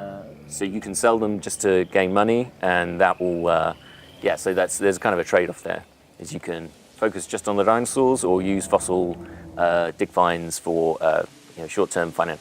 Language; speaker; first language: English; native; English